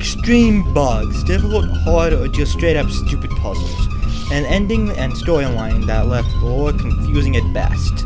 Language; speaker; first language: English; native; English